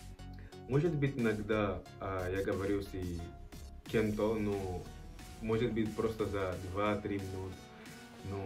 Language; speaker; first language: Russian; non-native, learner; Portuguese